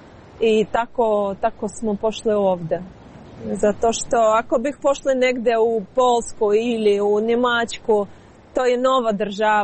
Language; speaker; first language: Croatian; non-native, learner; Ukrainian